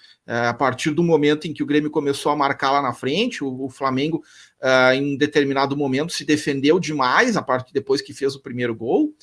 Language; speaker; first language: Portuguese; native; Portuguese